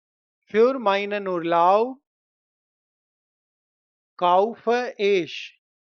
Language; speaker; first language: German; non-native, fluent; Hindi